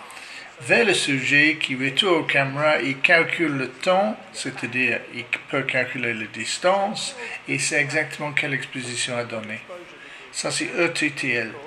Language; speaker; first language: French; non-native, learner; English